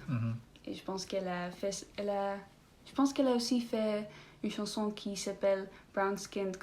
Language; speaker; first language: French; non-native, learner; Dutch